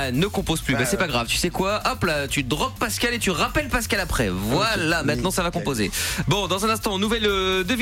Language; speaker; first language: French; native; French